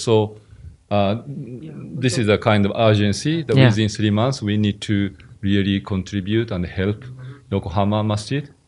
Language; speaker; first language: English; non-native, learner; Japanese